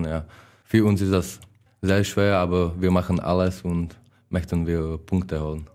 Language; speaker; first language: German; non-native, learner; Czech